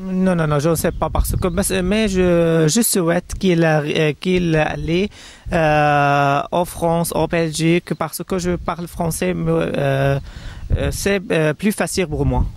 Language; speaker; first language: French; non-native, learner; Arabic